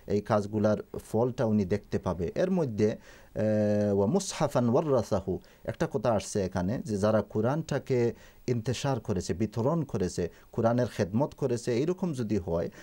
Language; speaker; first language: Bangla; native; Bangla